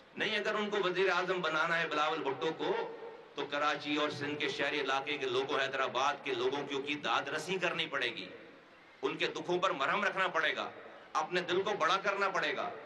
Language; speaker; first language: Urdu; native; Urdu